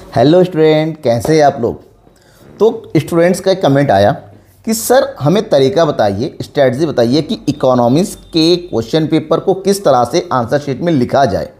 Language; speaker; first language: Hindi; native; Hindi